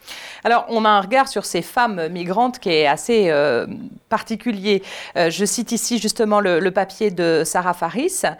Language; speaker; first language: French; native; French